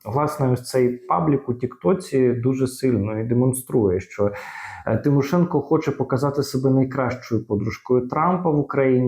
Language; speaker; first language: Ukrainian; native; Ukrainian